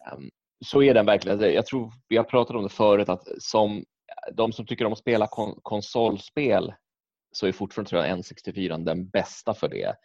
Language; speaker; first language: Swedish; native; Swedish